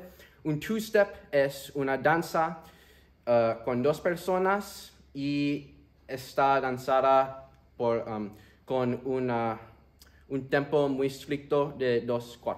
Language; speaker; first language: Spanish; early bilingual, heritage; Spanish